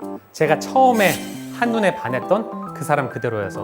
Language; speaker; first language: Korean; native; Korean